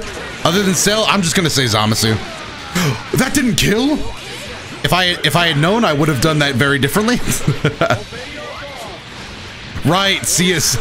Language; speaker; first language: English; native; English